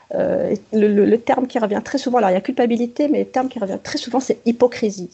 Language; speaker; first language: French; native; French